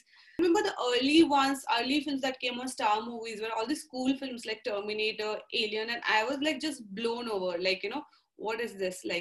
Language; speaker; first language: English; non-native, local second language; Marathi